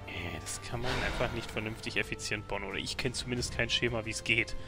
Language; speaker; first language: German; native; German